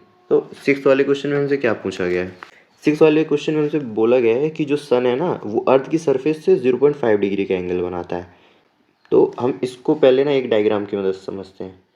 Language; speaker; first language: Hindi; native; Hindi